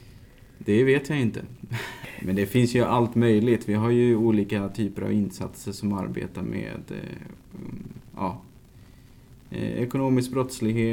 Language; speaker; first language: Swedish; native; Swedish